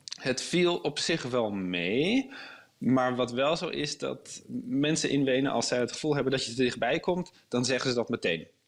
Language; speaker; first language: Dutch; native; Dutch